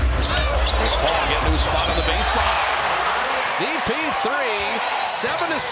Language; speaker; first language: English; native; English